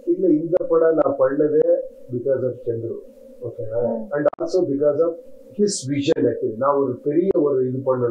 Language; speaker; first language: Tamil; non-native, learner; Kannada